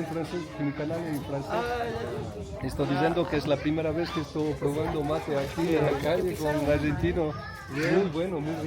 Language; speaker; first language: Spanish; non-native, learner; Portuguese